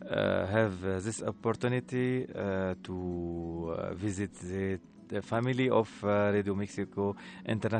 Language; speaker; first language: English; non-native, learner; Arabic